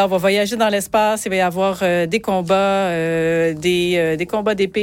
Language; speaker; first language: French; native; French